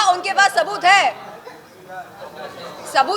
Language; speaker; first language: Hindi; native; Hindi